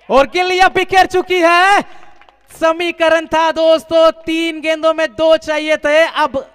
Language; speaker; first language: Hindi; non-native, local second language; Marathi